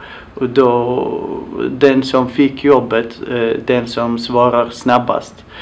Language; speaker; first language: Swedish; non-native, fluent; Arabic